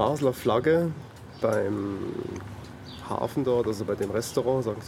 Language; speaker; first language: German; native; German